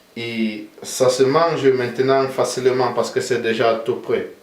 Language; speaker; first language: French; non-native, fluent; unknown